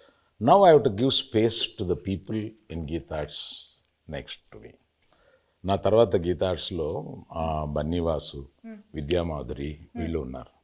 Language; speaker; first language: Telugu; native; Telugu